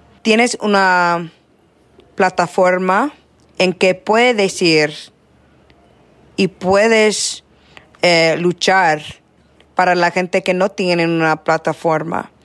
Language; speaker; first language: Spanish; non-native, learner; English